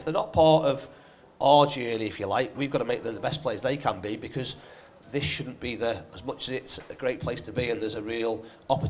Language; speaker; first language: English; native; English